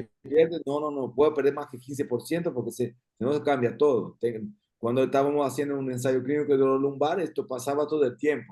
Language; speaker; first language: Spanish; non-native, fluent; Portuguese